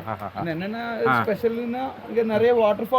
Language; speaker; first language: Tamil; non-native, local second language; Malayalam